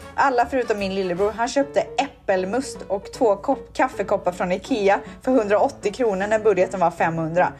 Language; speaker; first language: Swedish; native; Swedish